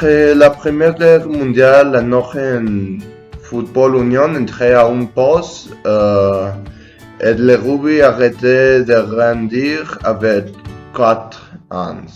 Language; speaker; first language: French; non-native, learner; Spanish